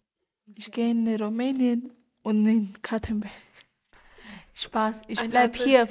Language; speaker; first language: German; early bilingual, other home language; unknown